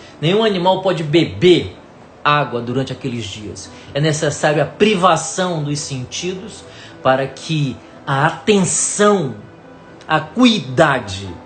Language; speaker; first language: Portuguese; native; Portuguese